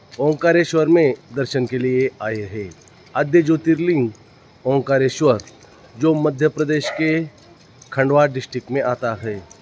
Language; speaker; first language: Hindi; non-native, local second language; Marathi